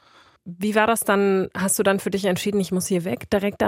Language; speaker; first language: German; native; German